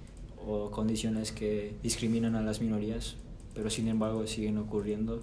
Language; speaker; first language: Spanish; early bilingual, heritage; Spanish